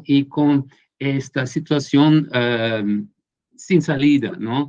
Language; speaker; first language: Spanish; non-native, fluent; Portuguese